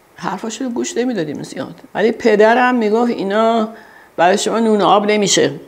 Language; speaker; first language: Persian; early bilingual, heritage; Persian